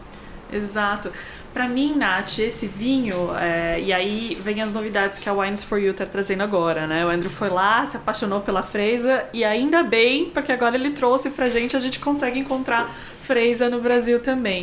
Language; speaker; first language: Portuguese; native; Portuguese